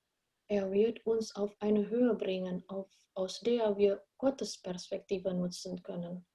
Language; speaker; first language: German; non-native, fluent; Indonesian